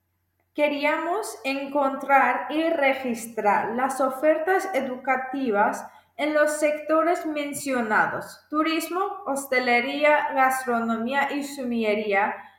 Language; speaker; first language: Spanish; non-native, fluent; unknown